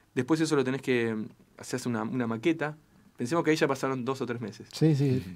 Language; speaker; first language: Spanish; native; Spanish